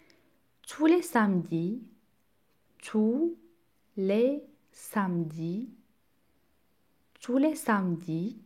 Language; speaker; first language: French; non-native, local second language; Arabic